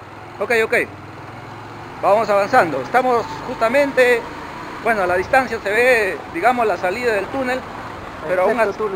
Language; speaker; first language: Spanish; native; Spanish